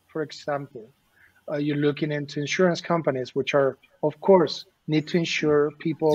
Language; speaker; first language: English; non-native, fluent; Spanish